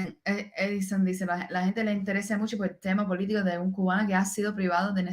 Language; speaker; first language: Spanish; non-native, learner; English